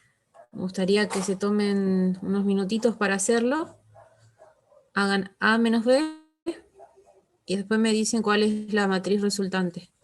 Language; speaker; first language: Spanish; native; Spanish